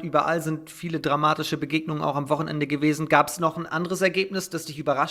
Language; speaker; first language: German; native; German